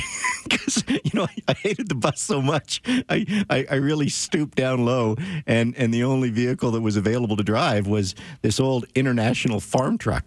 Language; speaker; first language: English; native; English